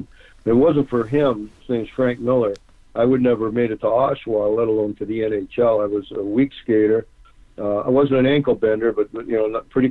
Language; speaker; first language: English; native; English